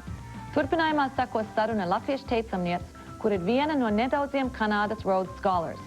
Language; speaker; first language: Latvian; early bilingual, heritage; Latvian